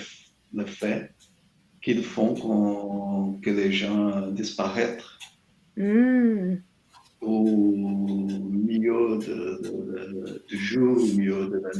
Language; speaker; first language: French; non-native, learner; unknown